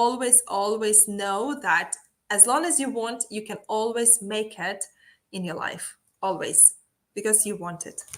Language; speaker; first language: English; non-native, fluent; Ukrainian